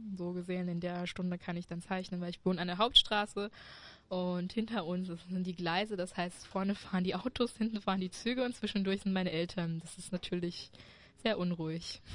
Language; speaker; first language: German; early bilingual, other home language; Chinese